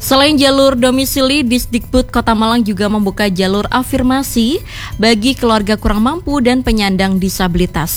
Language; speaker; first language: Indonesian; native; Indonesian